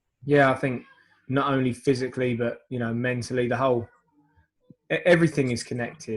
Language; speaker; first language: English; native; English